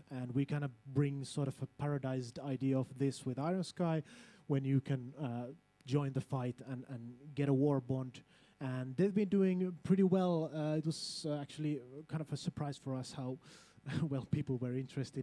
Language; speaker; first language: English; non-native, fluent; Finnish